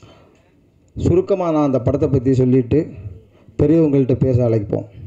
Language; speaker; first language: Tamil; native; Tamil